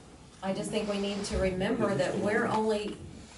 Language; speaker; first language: English; native; English